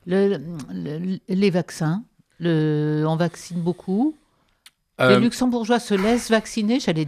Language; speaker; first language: French; native; French